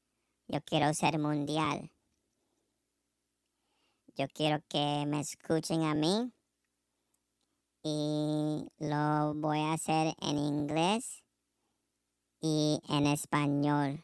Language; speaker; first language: Spanish; non-native, learner; English